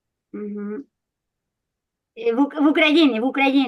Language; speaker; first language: Ukrainian; non-native, learner; Spanish